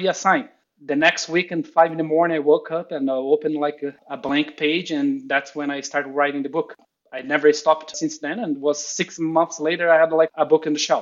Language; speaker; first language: English; non-native, fluent; Portuguese